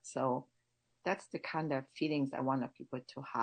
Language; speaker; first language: English; non-native, local second language; Kinyarwanda